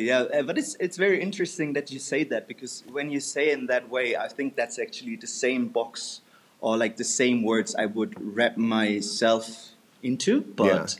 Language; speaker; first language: English; non-native, fluent; German